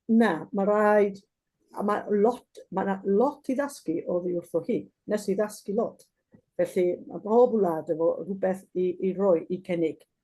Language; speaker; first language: Welsh; non-native, fluent; Basque